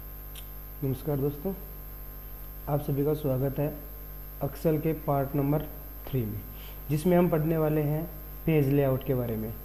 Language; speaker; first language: Hindi; native; Hindi